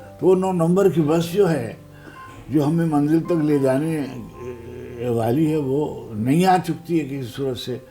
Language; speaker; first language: Urdu; native; Urdu